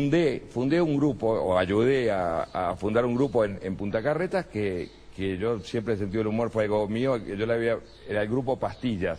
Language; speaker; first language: Spanish; native; Spanish